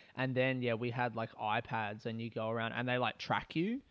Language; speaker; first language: English; native; English